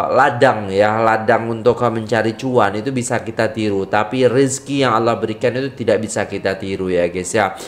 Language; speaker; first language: Indonesian; native; Indonesian